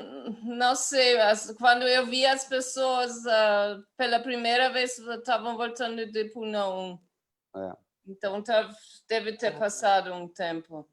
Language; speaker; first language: Portuguese; non-native, fluent; German